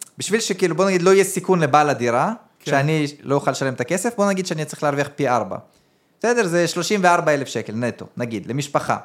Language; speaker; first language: Hebrew; early bilingual, other home language; Russian